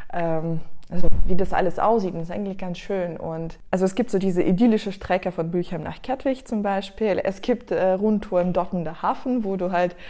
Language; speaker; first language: German; non-native, fluent; Russian